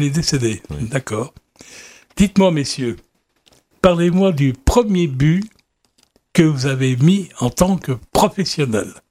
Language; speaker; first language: French; native; French